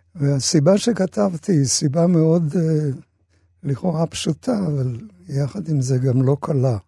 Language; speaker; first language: Hebrew; native; Hebrew